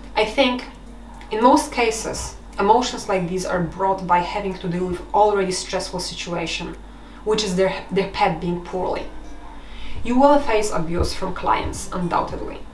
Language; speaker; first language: English; non-native, fluent; Polish